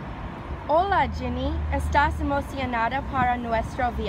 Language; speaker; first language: Spanish; non-native, learner; English